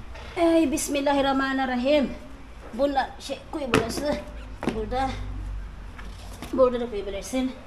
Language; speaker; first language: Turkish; non-native, learner; Filipino